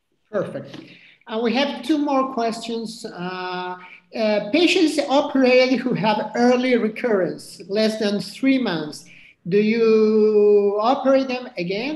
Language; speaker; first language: English; non-native, fluent; Spanish